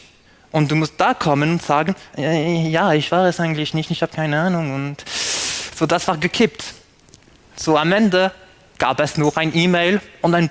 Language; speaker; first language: German; non-native, fluent; French